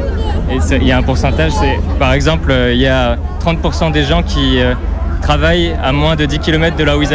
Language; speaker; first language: French; native; French